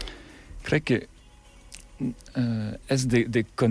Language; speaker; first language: Catalan; non-native, learner; French